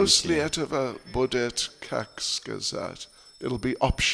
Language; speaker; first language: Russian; non-native, fluent; English